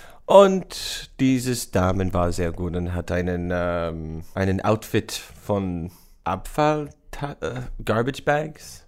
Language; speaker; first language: German; non-native, learner; English